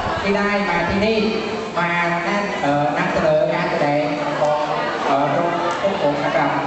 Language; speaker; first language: Thai; non-native, learner; Khmer